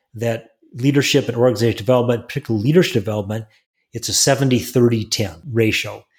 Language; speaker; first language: English; native; English